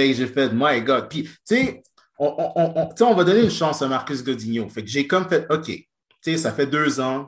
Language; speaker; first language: French; native; French